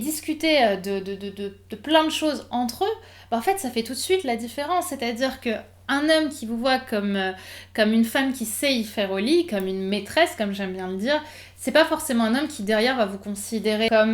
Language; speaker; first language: French; native; French